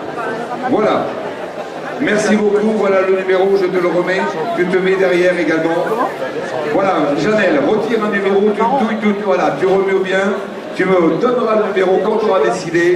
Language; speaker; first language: French; native; French